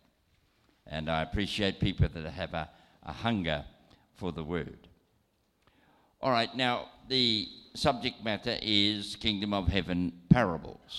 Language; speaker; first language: English; native; English